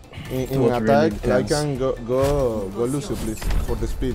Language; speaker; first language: English; non-native, learner; Spanish